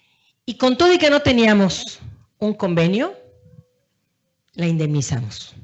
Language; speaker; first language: Spanish; native; Spanish